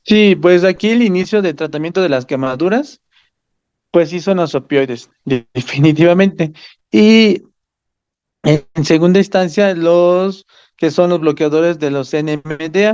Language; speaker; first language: Spanish; native; Spanish